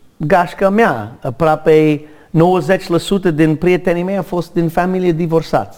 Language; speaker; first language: Romanian; non-native, learner; English